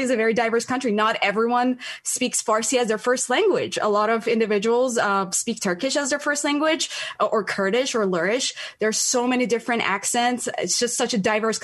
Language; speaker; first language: English; non-native, fluent; Persian